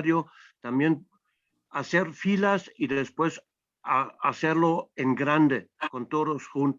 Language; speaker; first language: Spanish; non-native, fluent; German